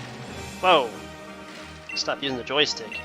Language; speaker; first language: English; native; English